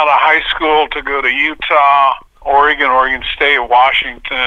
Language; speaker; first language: English; native; English